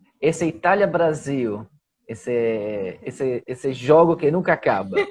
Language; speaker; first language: Portuguese; non-native, fluent; Italian